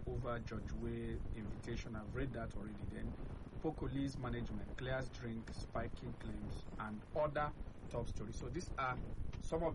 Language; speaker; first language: English; non-native, local second language; Yoruba